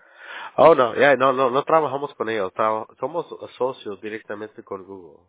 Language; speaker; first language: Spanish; early bilingual, heritage; English